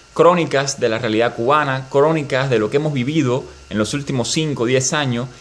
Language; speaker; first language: Spanish; native; Spanish